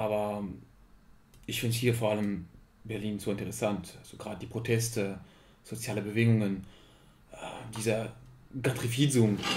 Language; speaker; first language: German; non-native, fluent; French